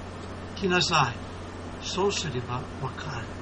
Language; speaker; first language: Japanese; non-native, fluent; English